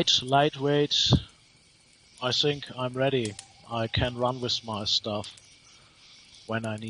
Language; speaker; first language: English; non-native, learner; German